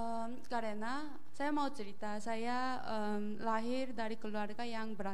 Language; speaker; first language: Indonesian; non-native, learner; Korean